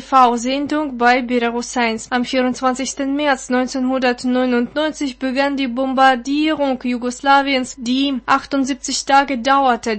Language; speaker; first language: German; non-native, fluent; Russian